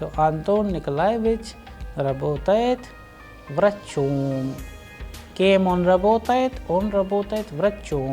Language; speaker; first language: Russian; non-native, fluent; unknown